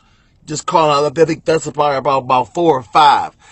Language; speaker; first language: English; native; English